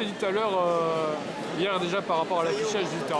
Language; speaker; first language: French; native; French